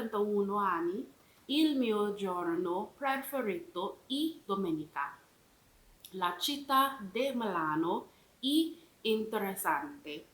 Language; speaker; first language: Italian; non-native, learner; English